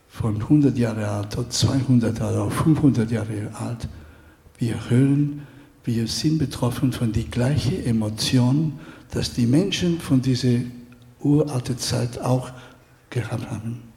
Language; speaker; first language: German; non-native, fluent; Spanish